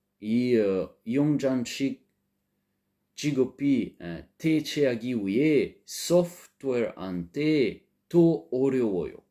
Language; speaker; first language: Korean; non-native, learner; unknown